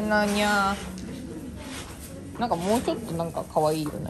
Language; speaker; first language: Japanese; native; Japanese